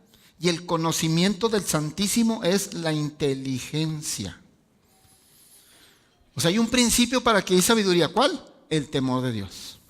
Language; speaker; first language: Spanish; native; Spanish